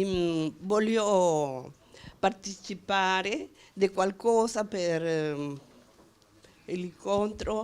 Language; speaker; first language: Italian; non-native, learner; Spanish